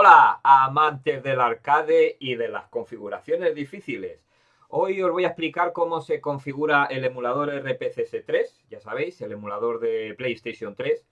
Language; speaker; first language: Spanish; native; Spanish